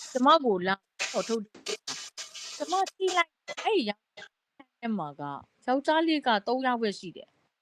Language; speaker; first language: Burmese; native; Burmese